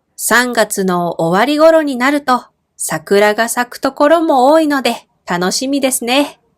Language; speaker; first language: Japanese; native; Japanese